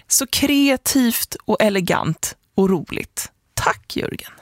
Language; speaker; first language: Swedish; native; Swedish